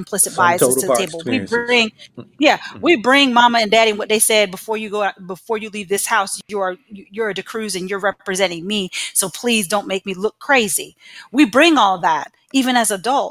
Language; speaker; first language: English; native; English